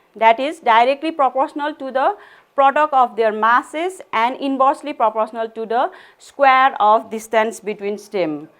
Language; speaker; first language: English; non-native, local second language; Nepali